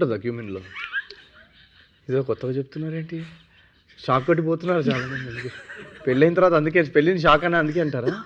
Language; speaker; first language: Telugu; native; Telugu